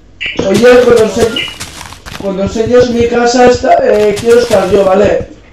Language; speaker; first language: Spanish; native; Spanish